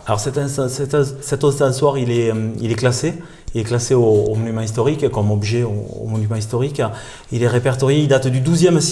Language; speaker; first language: French; native; French